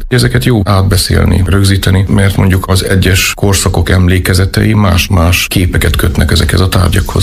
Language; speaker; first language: Hungarian; native; Hungarian